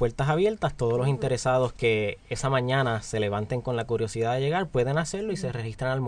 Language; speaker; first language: Spanish; native; Spanish